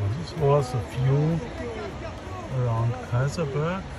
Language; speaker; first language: English; non-native, learner; German